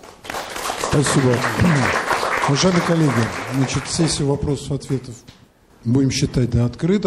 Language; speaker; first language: Russian; native; Russian